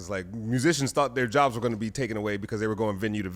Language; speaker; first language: English; native; English